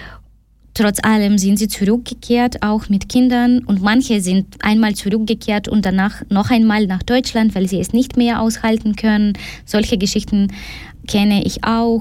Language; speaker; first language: German; non-native, fluent; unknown